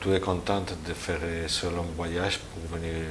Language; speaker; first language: French; non-native, learner; Spanish